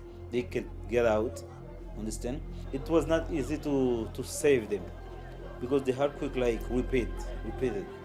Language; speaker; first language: English; non-native, fluent; Haitian Creole